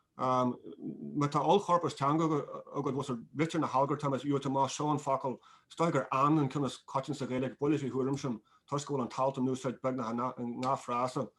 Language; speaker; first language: Irish; native; Irish